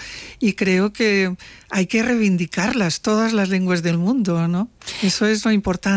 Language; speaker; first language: Spanish; non-native, local second language; Catalan